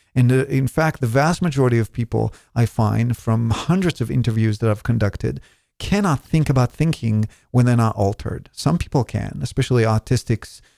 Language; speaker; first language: English; non-native, fluent; Hebrew